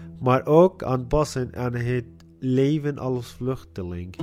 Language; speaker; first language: Dutch; non-native, learner; Arabic